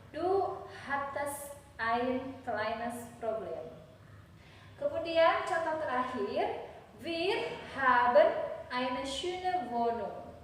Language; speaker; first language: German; non-native, learner; Indonesian